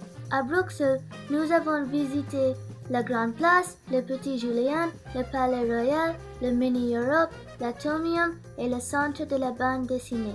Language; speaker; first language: French; non-native, learner; English